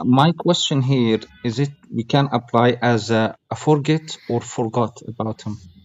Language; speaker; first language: English; non-native, fluent; Arabic